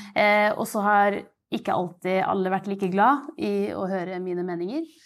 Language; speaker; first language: Norwegian; native; Norwegian